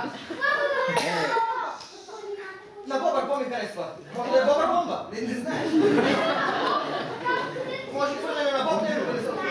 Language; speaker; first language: Bulgarian; native; Bulgarian